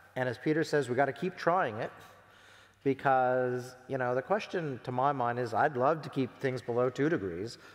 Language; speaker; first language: English; native; English